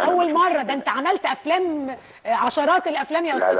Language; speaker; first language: Arabic; native; Arabic